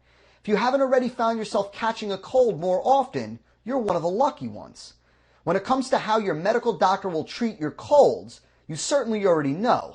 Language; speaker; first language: English; native; English